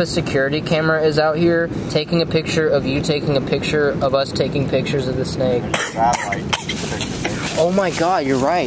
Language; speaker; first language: English; native; English